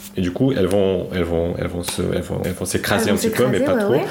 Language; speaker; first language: French; non-native, fluent; Portuguese